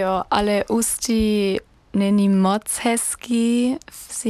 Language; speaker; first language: Czech; non-native, learner; German